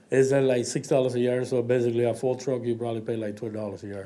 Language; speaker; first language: English; non-native, learner; Spanish